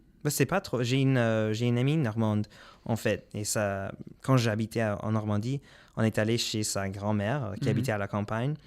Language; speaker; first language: French; non-native, local second language; English